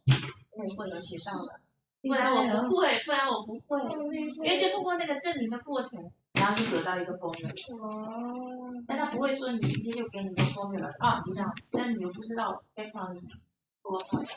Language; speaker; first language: Chinese; native; Chinese